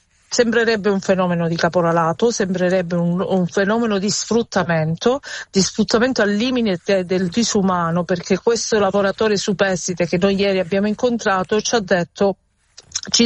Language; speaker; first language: Italian; native; Italian